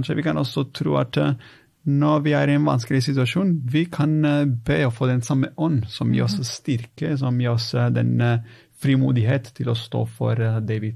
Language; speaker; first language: Norwegian; non-native, fluent; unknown